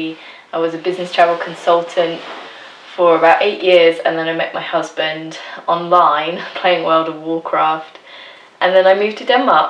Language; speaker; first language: English; native; English